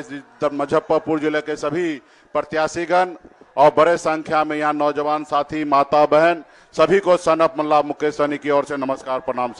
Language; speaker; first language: Hindi; native; Hindi